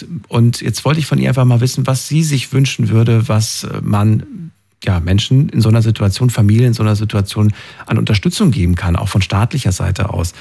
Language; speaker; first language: German; native; German